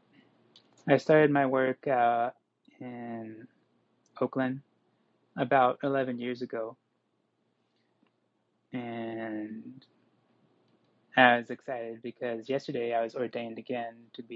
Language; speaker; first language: English; native; English